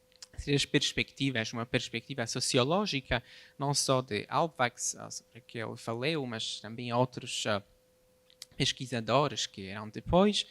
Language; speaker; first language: Portuguese; non-native, fluent; Polish